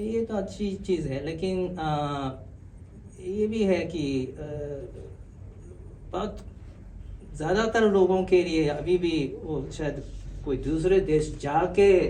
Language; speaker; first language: Hindi; non-native, fluent; Japanese